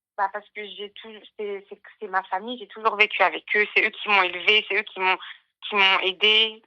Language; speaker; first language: French; native; French